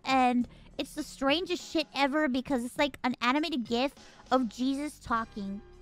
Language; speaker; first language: English; early bilingual, other home language; Spanish